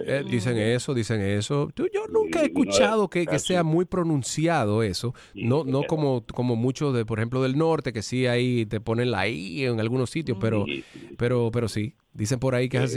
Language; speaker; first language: Spanish; native; Spanish